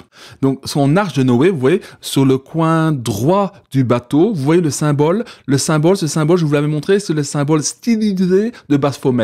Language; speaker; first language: French; native; French